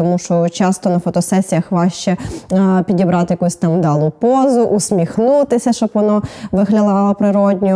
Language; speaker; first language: Ukrainian; native; Ukrainian